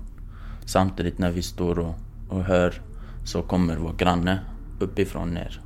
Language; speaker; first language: Swedish; non-native, fluent; Kurdish